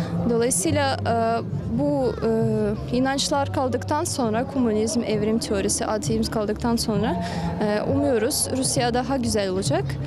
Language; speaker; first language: Turkish; non-native, fluent; Russian